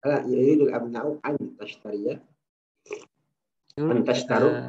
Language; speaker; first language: Arabic; non-native, fluent; Indonesian